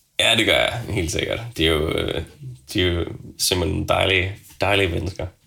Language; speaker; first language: Danish; native; Danish